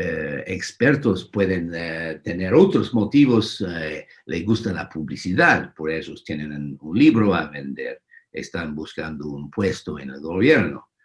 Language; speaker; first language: Spanish; non-native, fluent; English